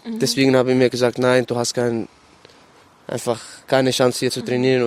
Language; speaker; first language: German; non-native, learner; Arabic